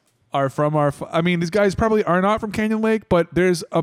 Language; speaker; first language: English; native; English